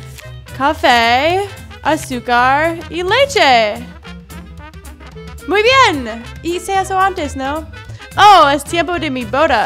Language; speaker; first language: Spanish; non-native, learner; English